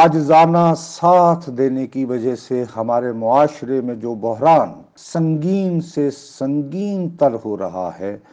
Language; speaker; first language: Urdu; non-native, local second language; Punjabi